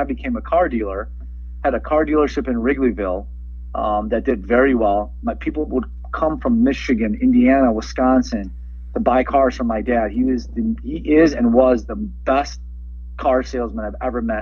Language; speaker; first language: English; early bilingual, other home language; Persian